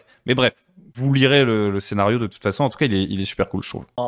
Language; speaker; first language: French; native; French